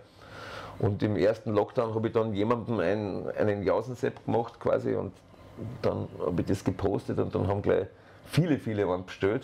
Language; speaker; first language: German; native; German